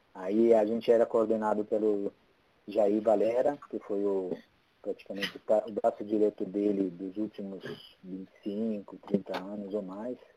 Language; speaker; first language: Portuguese; non-native, fluent; Italian